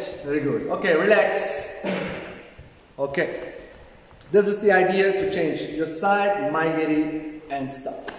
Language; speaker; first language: English; non-native, learner; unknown